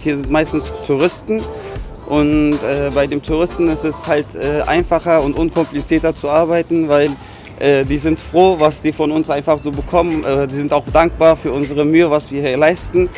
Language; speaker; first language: German; non-native, fluent; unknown